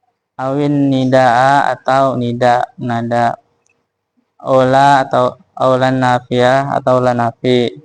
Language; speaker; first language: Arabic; non-native, fluent; Indonesian